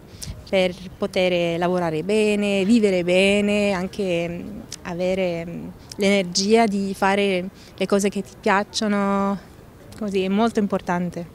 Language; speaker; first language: Italian; non-native, fluent; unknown